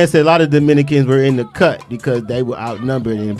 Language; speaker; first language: English; native; English